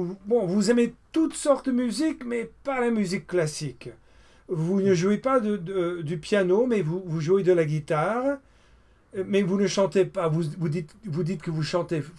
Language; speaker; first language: French; non-native, fluent; English